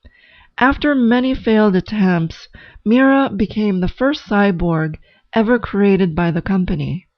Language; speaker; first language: English; native; English